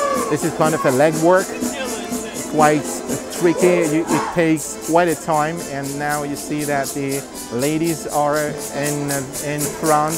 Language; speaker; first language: English; non-native, fluent; Russian